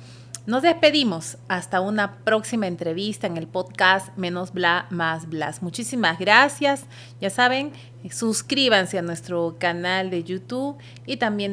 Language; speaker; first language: Spanish; native; Spanish